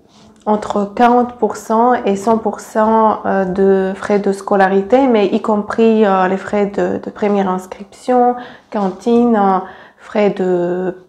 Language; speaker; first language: French; non-native, fluent; Serbian